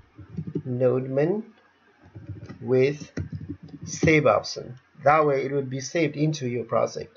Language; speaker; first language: English; non-native, fluent; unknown